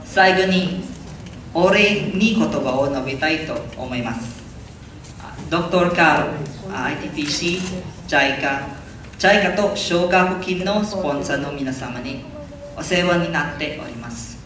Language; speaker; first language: Japanese; non-native, learner; Filipino